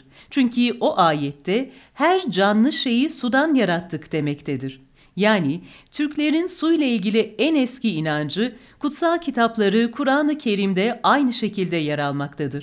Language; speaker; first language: Turkish; native; Turkish